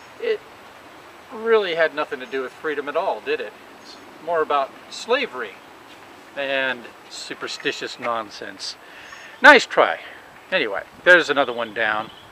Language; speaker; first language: English; native; English